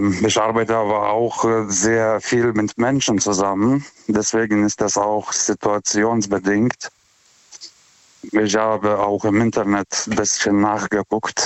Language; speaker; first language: German; non-native, fluent; Lithuanian